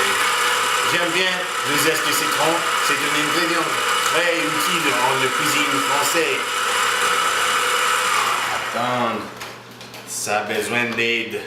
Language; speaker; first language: French; non-native, learner; English